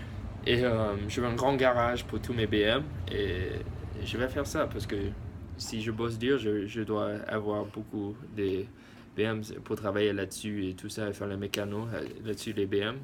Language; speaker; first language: French; early bilingual, heritage; English